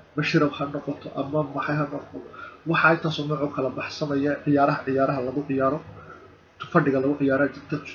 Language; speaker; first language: Somali; native; Somali